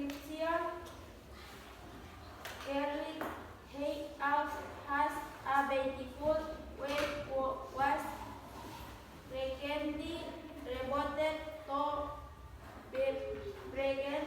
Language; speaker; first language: English; non-native, learner; Indonesian